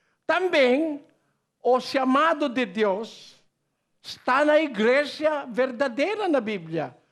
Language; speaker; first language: Portuguese; non-native, learner; Filipino